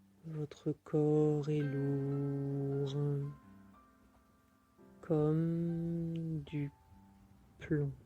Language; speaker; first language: French; native; French